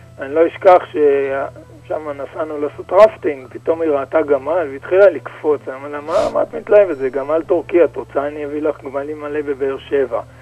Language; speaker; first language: Hebrew; native; Hebrew